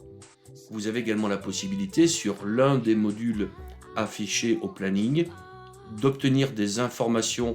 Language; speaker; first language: French; native; French